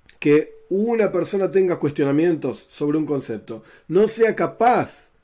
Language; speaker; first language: Spanish; native; Spanish